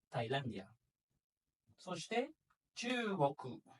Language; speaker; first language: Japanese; non-native, fluent; Spanish